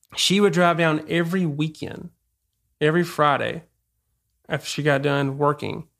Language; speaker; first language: English; native; English